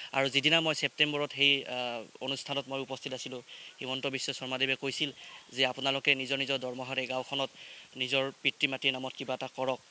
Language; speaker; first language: Assamese; native; Assamese